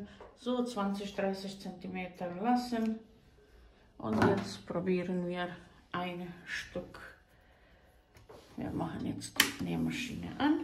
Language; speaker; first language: German; non-native, fluent; Croatian